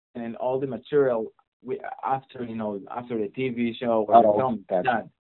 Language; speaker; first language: English; non-native, fluent; Hebrew